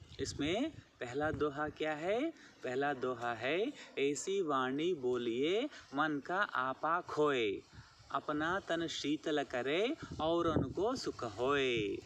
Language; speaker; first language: Hindi; non-native, local second language; Telugu